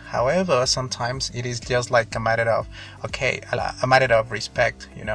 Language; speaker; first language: English; non-native, fluent; Spanish